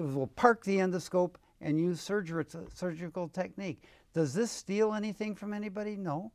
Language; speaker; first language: English; native; English